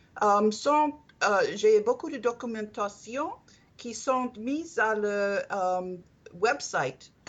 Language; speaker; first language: French; non-native, learner; English